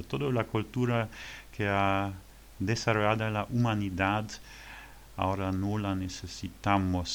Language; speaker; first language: Spanish; non-native, learner; French